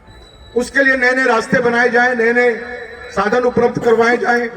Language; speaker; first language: Hindi; native; Hindi